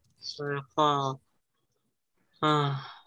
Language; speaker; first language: Chinese; early bilingual, heritage; Chinese